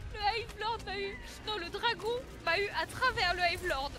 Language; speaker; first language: French; native; French